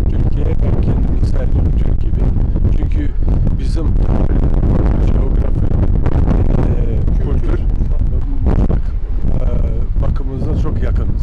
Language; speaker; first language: Turkish; non-native, learner; Macedonian